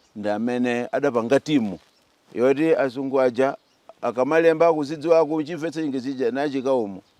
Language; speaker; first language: Nyanja; native; Nyanja